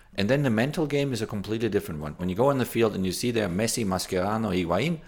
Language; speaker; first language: English; non-native, fluent; German